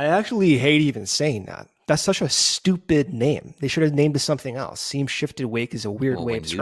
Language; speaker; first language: English; native; English